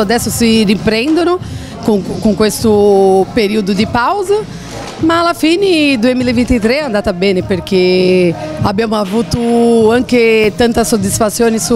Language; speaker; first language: Italian; non-native, fluent; Spanish